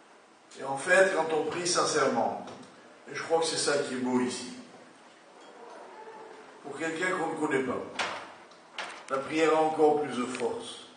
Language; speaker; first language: French; native; French